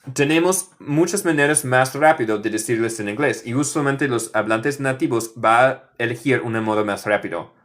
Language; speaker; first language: Spanish; non-native, fluent; English